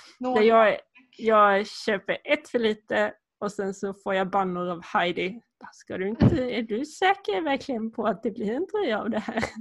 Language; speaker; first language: Swedish; native; Swedish